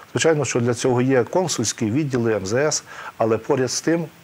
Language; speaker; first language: Ukrainian; native; Ukrainian